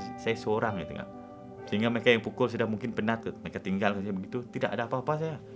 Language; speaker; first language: Malay; non-native, local second language; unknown